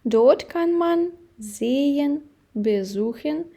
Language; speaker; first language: German; non-native, fluent; Ukrainian